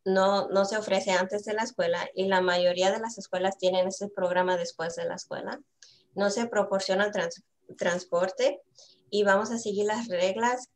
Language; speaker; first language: Spanish; early bilingual, heritage; Spanish